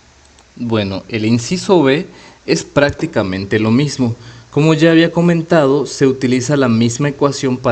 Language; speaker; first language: Spanish; native; Spanish